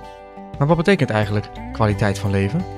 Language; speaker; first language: Dutch; native; Dutch